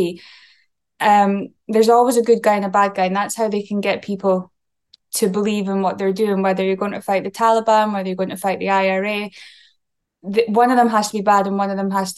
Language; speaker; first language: English; native; English